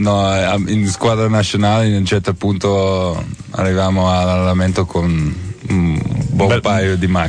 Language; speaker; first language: Italian; non-native, learner; Dutch